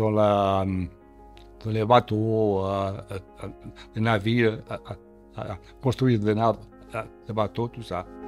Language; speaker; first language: French; non-native, learner; Portuguese